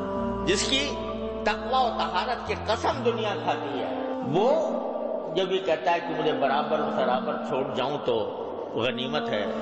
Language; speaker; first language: Urdu; native; Urdu